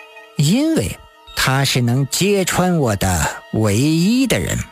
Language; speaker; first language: Chinese; native; Chinese